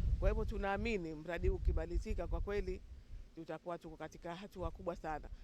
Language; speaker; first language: Swahili; native; Swahili